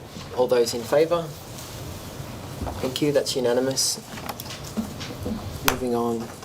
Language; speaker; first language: English; native; English